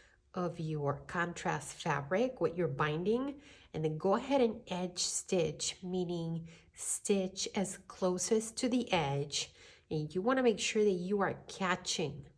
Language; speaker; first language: English; native; English